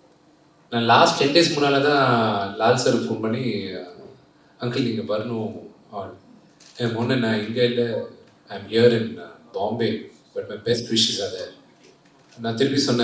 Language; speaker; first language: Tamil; non-native, fluent; Telugu